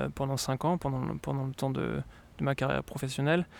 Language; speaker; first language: French; native; French